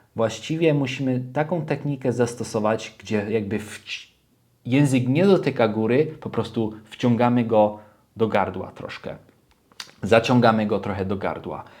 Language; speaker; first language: Polish; early bilingual, heritage; Polish